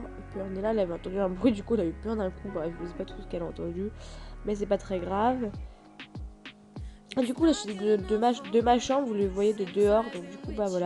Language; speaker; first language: French; native; French